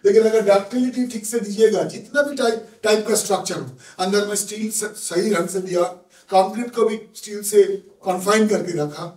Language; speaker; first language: Hindi; non-native, local second language; Bangla